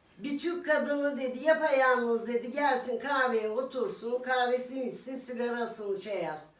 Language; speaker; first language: Turkish; native; Turkish